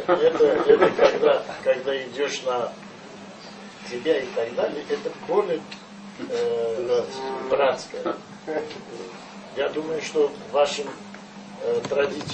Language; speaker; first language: Russian; non-native, local second language; Armenian